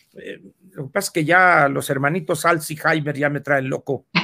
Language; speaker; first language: Spanish; native; Spanish